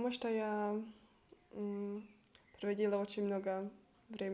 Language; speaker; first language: Russian; non-native, learner; Hungarian